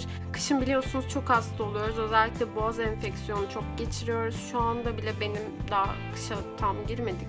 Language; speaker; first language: Turkish; native; Turkish